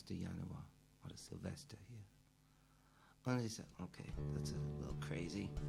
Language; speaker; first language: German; non-native, learner; English